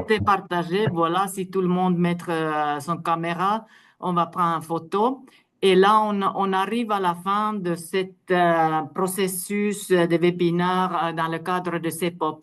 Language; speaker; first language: French; non-native, fluent; Finnish